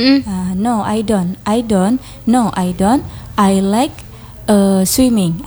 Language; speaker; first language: English; non-native, learner; Indonesian